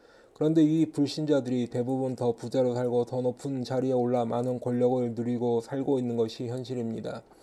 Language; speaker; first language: Korean; native; Korean